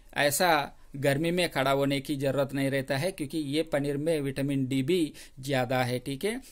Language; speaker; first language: Hindi; non-native, local second language; Telugu